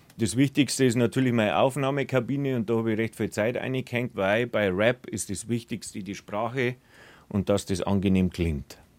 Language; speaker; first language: German; native; German